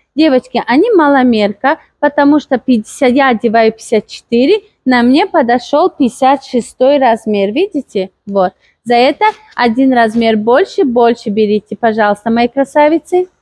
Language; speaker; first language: Russian; non-native, local second language; Tajik